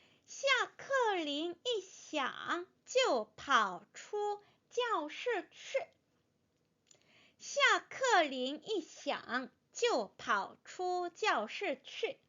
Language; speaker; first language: Chinese; non-native, fluent; Korean